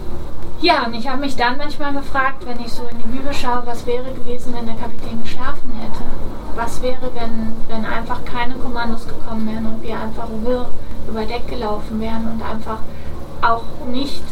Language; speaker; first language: German; native; German